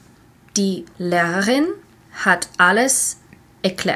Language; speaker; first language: German; non-native, learner; English